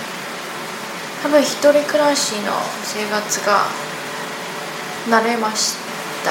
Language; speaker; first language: Japanese; non-native, learner; Chinese